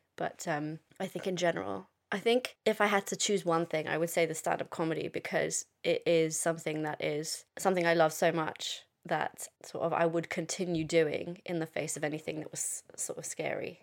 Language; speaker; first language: English; early bilingual, other home language; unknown